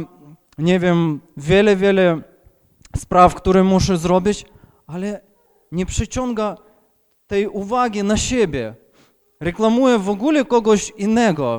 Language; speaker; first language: Polish; non-native, fluent; Ukrainian